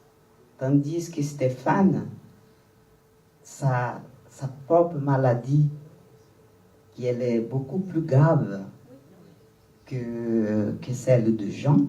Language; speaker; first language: French; non-native, fluent; Portuguese